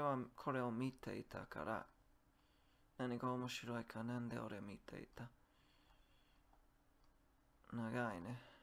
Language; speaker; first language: Japanese; non-native, learner; English